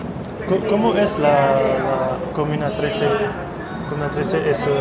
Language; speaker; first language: Spanish; non-native, learner; French